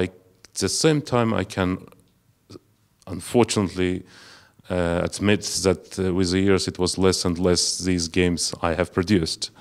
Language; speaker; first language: English; non-native, fluent; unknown